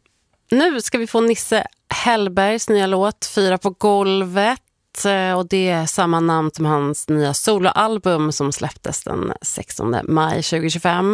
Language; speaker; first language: Swedish; native; Swedish